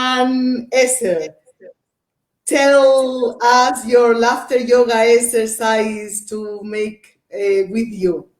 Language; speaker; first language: English; non-native, learner; Portuguese